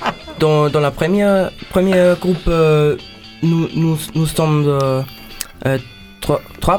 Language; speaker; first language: French; non-native, learner; German